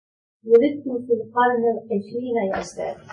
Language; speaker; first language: Arabic; non-native, learner; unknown